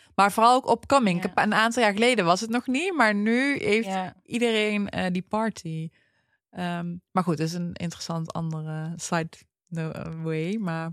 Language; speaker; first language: Dutch; early bilingual, other home language; Turkish